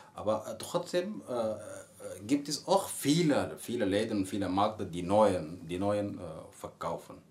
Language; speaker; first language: German; non-native, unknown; Arabic